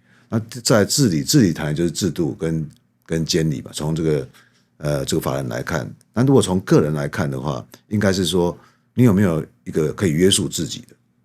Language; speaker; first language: Chinese; native; Chinese